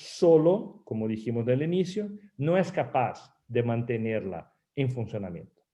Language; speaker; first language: Spanish; non-native, fluent; Portuguese